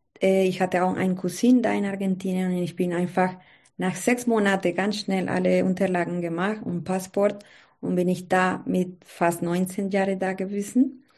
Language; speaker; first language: German; non-native, learner; Spanish